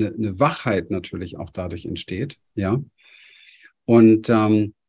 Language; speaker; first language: German; native; German